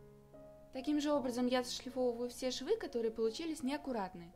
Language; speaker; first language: Russian; native; Russian